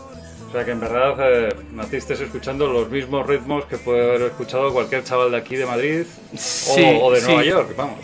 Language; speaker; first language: Spanish; native; Spanish